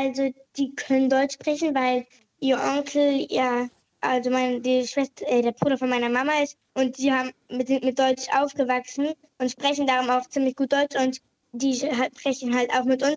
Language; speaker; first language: German; native; German